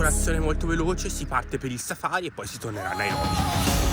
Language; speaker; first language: Italian; native; Italian